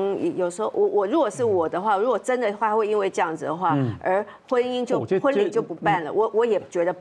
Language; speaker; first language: Chinese; native; Chinese